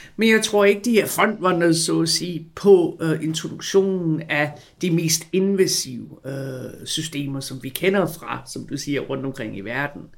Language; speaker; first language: Danish; non-native, fluent; English